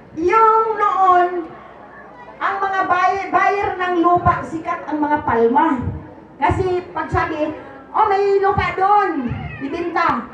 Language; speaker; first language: Filipino; non-native, local second language; Cebuano